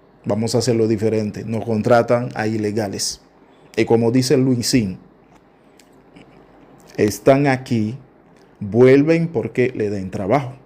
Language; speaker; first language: Spanish; non-native, fluent; Haitian Creole